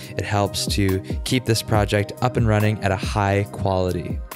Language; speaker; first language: English; native; English